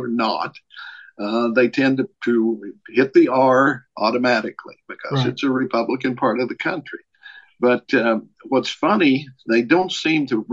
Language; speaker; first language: English; native; English